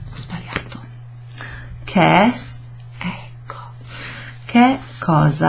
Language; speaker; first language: Italian; non-native, fluent; English